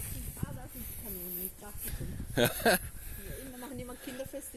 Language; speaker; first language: German; native; German